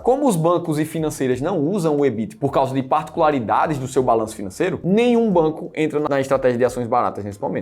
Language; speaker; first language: Portuguese; native; Portuguese